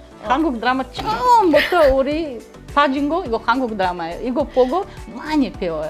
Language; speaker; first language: Korean; non-native, learner; Russian